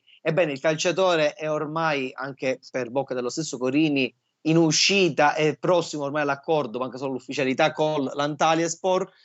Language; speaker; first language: Italian; native; Italian